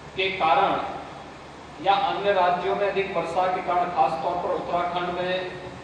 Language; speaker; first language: Hindi; native; Hindi